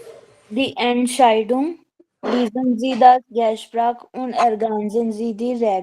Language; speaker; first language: German; non-native, learner; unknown